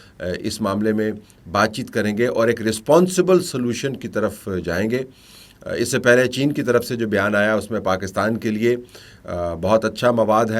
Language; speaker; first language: Urdu; native; Urdu